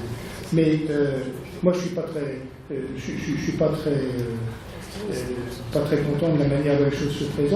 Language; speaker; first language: French; native; French